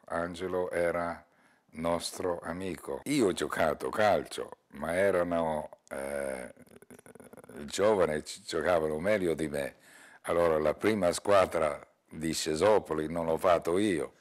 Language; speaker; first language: Italian; non-native, learner; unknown